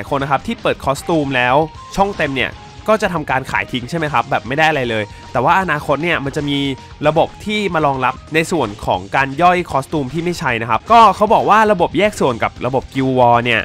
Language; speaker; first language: Thai; native; Thai